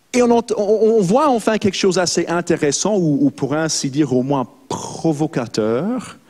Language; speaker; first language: French; non-native, fluent; English